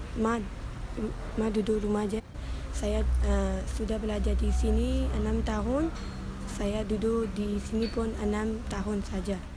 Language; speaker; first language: Malay; early bilingual, other home language; Rohingya